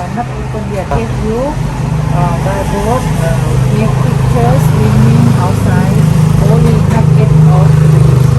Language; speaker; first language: English; non-native, learner; Thai